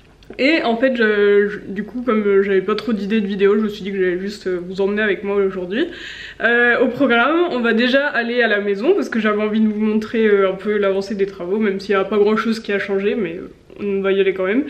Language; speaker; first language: French; native; French